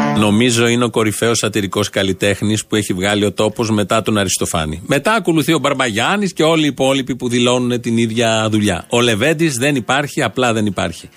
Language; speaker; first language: Greek; native; Greek